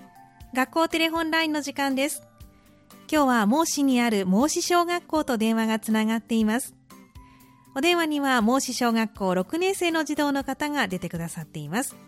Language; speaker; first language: Japanese; native; Japanese